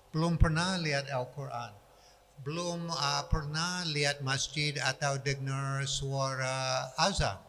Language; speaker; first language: Indonesian; non-native, fluent; English